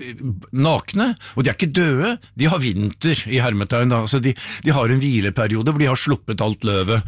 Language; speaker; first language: Norwegian; native; Norwegian